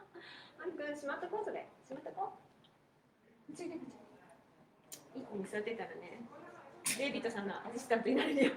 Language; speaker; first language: Japanese; native; Japanese